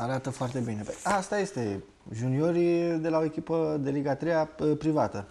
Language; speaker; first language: Romanian; native; Romanian